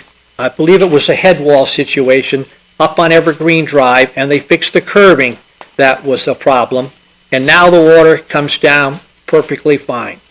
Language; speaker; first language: English; native; English